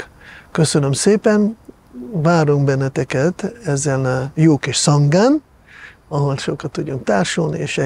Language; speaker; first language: Hungarian; non-native, fluent; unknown